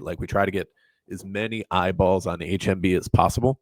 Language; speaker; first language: English; native; English